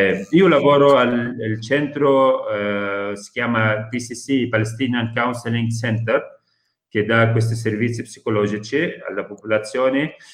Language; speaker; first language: Italian; non-native, fluent; Arabic